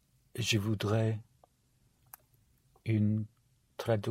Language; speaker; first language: French; non-native, learner; English